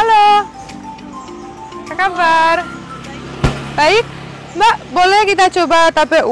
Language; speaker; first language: Indonesian; non-native, learner; Romanian